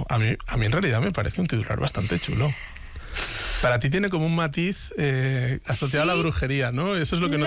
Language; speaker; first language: Spanish; native; Spanish